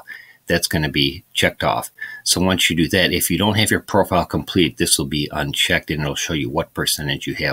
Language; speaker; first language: English; native; English